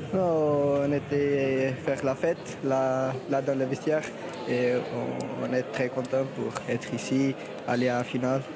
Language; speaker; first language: French; non-native, learner; Portuguese